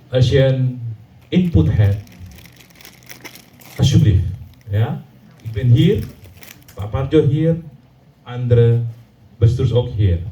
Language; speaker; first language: Dutch; non-native, learner; Indonesian